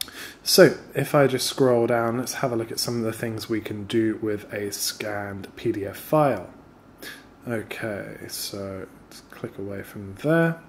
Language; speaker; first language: English; native; English